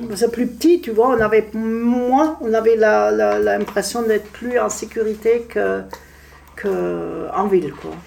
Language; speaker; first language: French; non-native, fluent; German